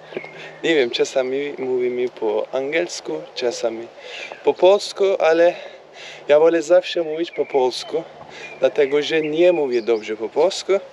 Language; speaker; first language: Polish; non-native, learner; Turkish